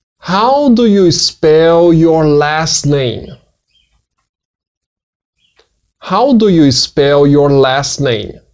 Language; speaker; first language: English; non-native, fluent; Portuguese